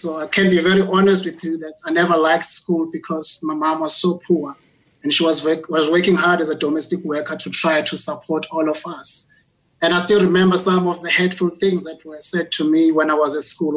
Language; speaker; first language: English; non-native, local second language; Zulu